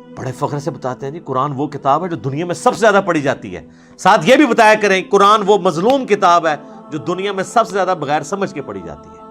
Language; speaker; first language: Urdu; non-native, local second language; Punjabi